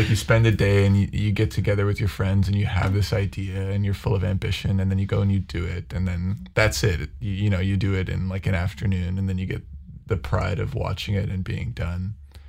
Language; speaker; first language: English; native; English